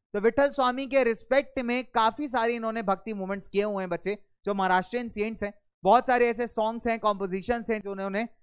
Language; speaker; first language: Hindi; native; Hindi